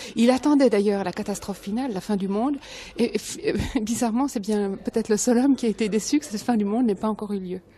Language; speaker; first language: French; native; French